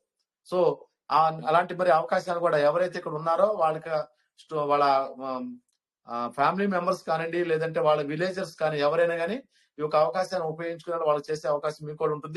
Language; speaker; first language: Telugu; native; Telugu